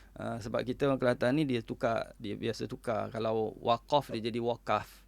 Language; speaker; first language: Malay; native; Malay